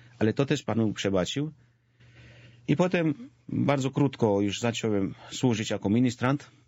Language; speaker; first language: Polish; non-native, fluent; Georgian